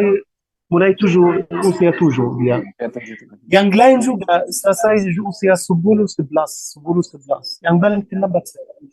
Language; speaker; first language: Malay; non-native, learner; Arabic